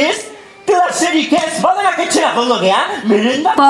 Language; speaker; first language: Basque; native; Basque